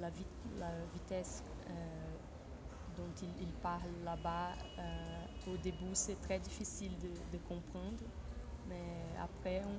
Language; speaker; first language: French; non-native, fluent; Portuguese